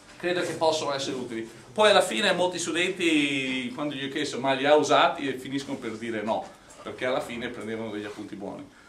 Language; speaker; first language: Italian; non-native, fluent; English